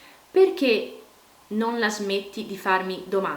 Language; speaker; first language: Italian; non-native, fluent; Portuguese